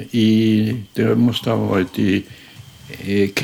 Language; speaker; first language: Swedish; early bilingual, other home language; German